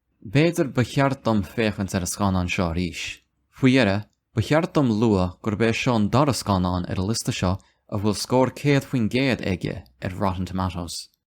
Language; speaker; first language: Irish; non-native, local second language; English